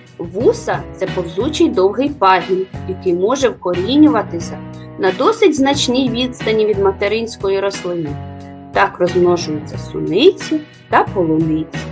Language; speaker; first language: Ukrainian; native; Ukrainian